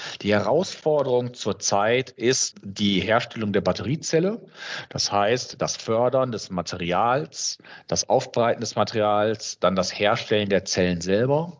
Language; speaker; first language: German; native; German